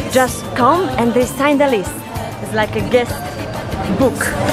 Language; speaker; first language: English; non-native, fluent; Polish